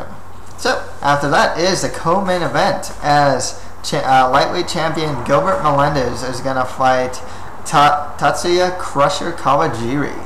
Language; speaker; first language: English; native; English